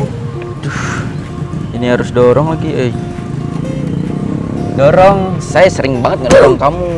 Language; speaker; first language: Indonesian; native; Indonesian